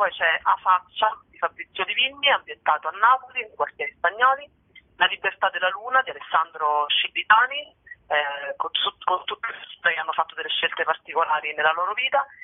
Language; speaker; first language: Italian; native; Italian